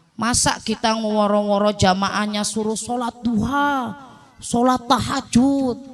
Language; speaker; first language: Indonesian; native; Indonesian